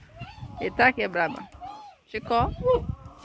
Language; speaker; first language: Portuguese; native; Portuguese